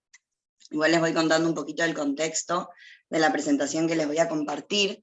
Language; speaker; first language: Spanish; native; Spanish